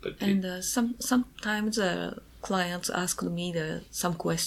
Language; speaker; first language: English; non-native, learner; Japanese